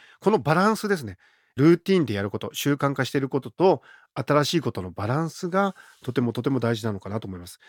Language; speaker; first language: Japanese; native; Japanese